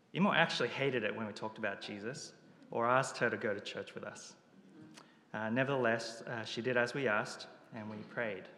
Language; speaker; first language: English; early bilingual, other home language; Japanese